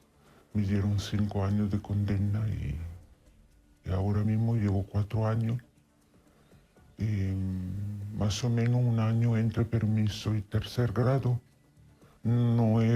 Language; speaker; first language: Spanish; non-native, fluent; Italian